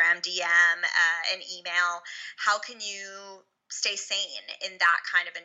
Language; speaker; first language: English; native; English